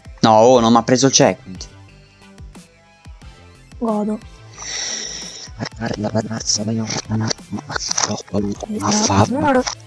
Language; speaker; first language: Italian; native; Italian